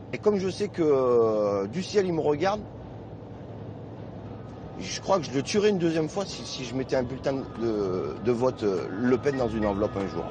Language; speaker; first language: French; native; French